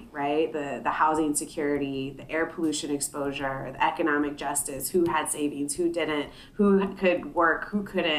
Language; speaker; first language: English; native; English